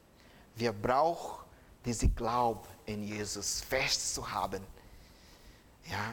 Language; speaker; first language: German; non-native, fluent; Portuguese